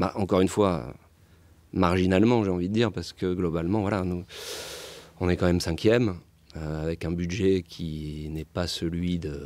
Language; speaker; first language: French; native; French